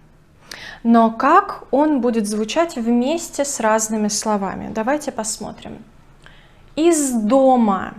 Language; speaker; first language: Russian; native; Russian